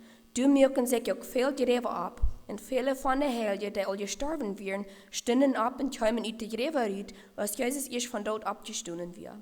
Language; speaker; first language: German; non-native, learner; Plautdietsch